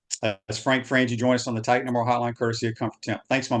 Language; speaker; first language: English; native; English